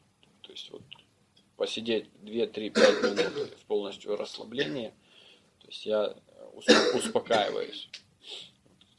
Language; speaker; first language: Russian; native; Russian